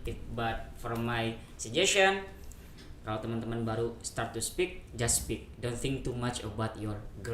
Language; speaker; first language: English; non-native, fluent; Indonesian